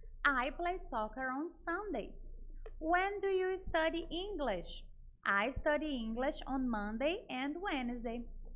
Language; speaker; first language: English; non-native, fluent; Portuguese